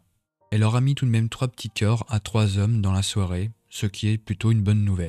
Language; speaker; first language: French; native; French